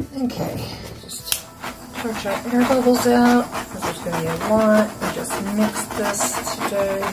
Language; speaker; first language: English; native; English